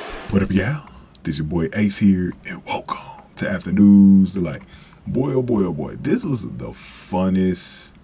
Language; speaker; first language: English; native; English